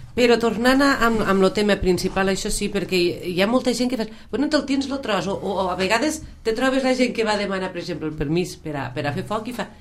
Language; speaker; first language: Catalan; native; Catalan